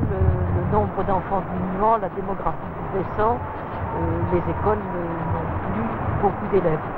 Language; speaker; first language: French; native; French